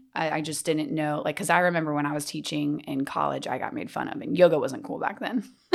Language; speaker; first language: English; native; English